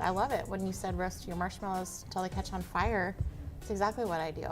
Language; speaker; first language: English; native; English